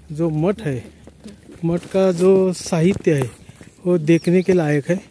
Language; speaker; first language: Hindi; non-native, local second language; Marathi